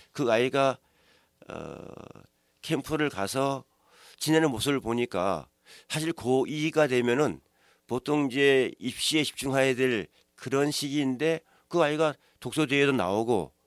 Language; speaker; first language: Korean; native; Korean